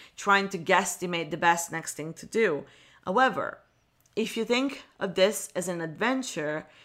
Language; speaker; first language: English; non-native, fluent; Italian